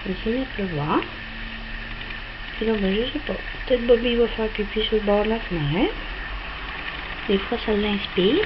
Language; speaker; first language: French; native; French